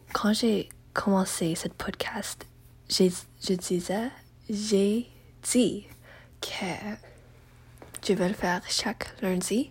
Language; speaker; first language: French; non-native, learner; English